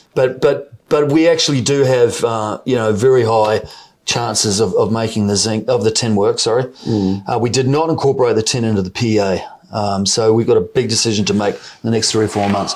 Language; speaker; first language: English; native; English